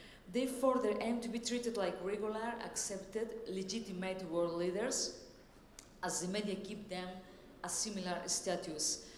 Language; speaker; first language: English; non-native, fluent; Spanish